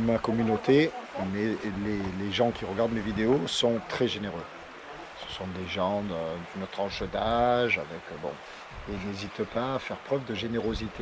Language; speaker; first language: French; native; French